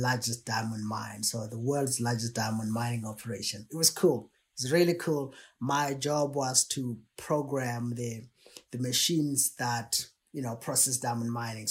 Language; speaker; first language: English; non-native, local second language; Tswana